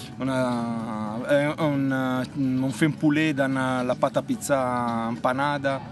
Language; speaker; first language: French; non-native, fluent; Italian